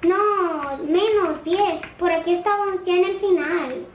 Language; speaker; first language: Spanish; native; Spanish